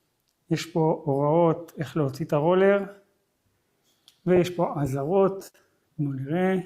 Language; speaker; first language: Hebrew; native; Hebrew